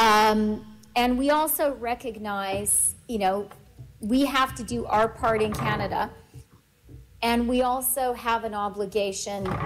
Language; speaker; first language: English; native; English